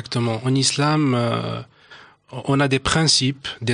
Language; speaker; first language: French; non-native, local second language; Arabic